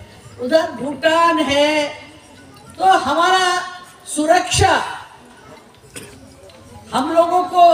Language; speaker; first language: Hindi; non-native, local second language; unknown